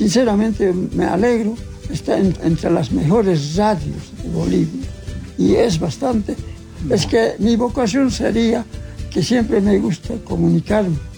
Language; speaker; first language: Spanish; non-native, local second language; Aymara